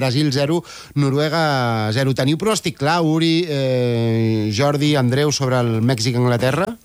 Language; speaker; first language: Catalan; native; Catalan